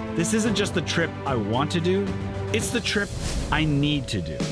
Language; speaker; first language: English; native; English